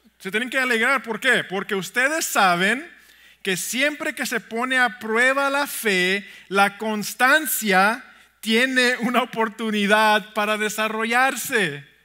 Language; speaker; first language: Spanish; early bilingual, heritage; Spanish